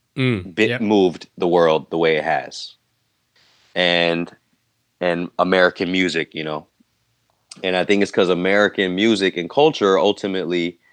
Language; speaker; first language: English; native; English